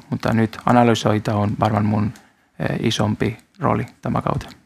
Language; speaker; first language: Finnish; non-native, learner; Spanish